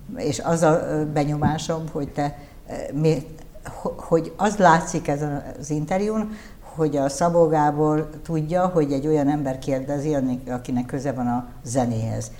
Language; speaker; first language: Hungarian; native; Hungarian